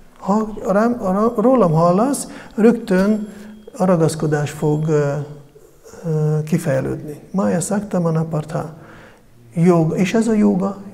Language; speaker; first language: Hungarian; non-native, fluent; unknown